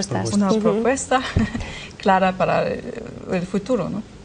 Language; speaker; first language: Spanish; non-native, fluent; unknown